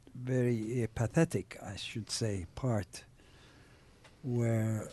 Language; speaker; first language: English; non-native, fluent; Turkish